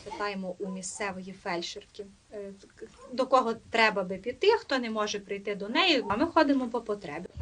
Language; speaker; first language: Ukrainian; native; Ukrainian